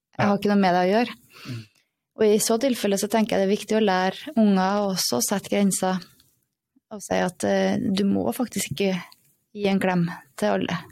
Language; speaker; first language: Norwegian; native; Norwegian